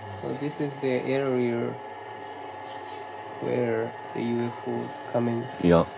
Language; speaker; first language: English; non-native, learner; Japanese